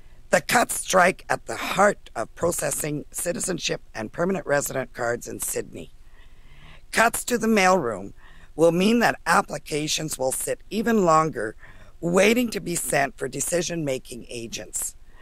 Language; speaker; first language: English; native; English